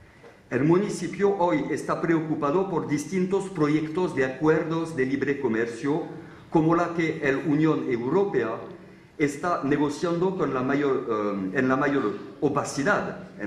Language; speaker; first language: Spanish; non-native, fluent; French